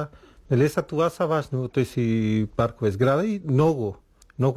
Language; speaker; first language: Bulgarian; non-native, fluent; Spanish